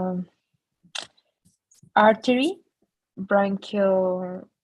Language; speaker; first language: English; non-native, learner; Spanish